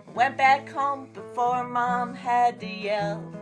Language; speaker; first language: English; native; English